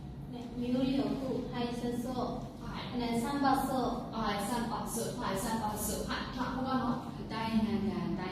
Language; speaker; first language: Japanese; non-native, learner; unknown